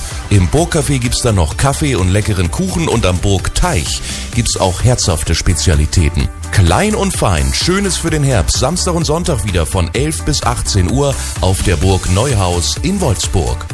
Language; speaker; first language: German; native; German